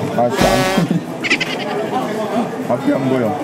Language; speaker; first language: Korean; native; Korean